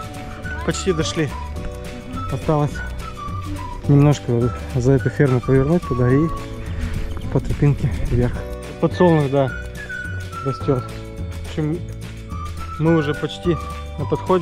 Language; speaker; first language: Russian; native; Russian